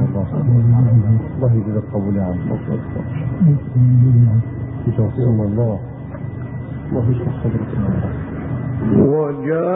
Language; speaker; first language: Arabic; native; Arabic